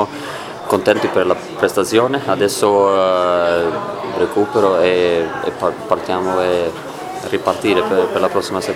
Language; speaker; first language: Italian; non-native, learner; Swedish